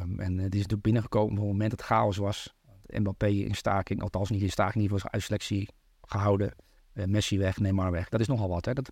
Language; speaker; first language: Dutch; early bilingual, other home language; Turkish